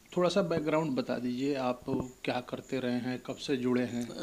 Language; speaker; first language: Hindi; native; Hindi